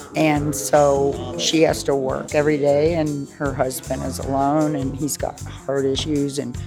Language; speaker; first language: English; native; English